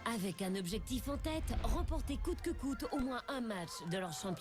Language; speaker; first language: French; native; French